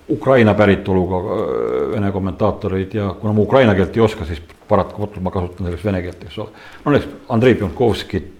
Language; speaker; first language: Estonian; native; Estonian